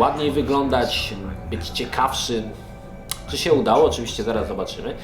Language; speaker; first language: Polish; native; Polish